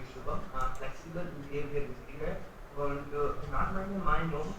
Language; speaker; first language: German; non-native, learner; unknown